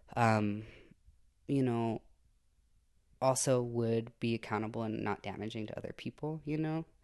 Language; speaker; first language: English; native; English